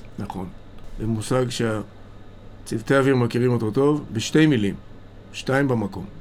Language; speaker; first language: Hebrew; native; Hebrew